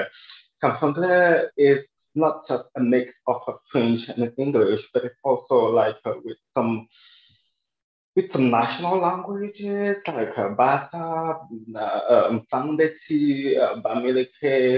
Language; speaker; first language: English; non-native, local second language; French